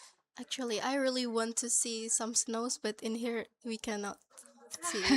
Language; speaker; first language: English; non-native, learner; Indonesian